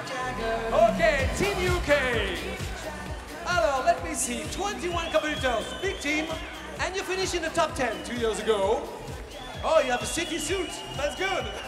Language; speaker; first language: English; non-native, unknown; French